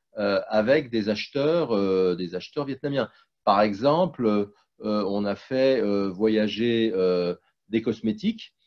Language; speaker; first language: French; native; French